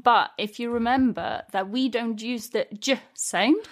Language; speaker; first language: English; non-native, fluent; Swedish